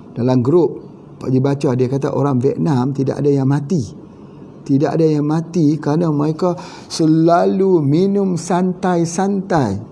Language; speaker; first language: Malay; native; Malay